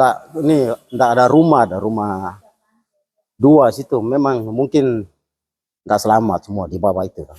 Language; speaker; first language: Indonesian; non-native, local second language; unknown